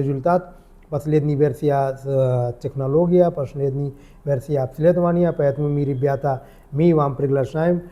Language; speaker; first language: Russian; non-native, learner; Hindi